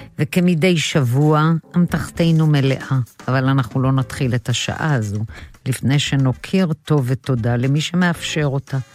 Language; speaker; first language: Hebrew; native; Hebrew